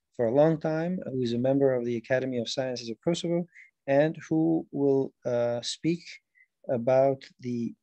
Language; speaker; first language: English; non-native, fluent; Albanian